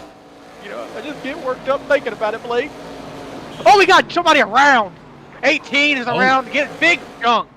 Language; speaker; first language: English; native; English